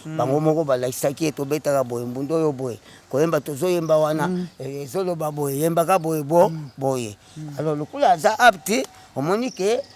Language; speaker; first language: Lingala; non-native, local second language; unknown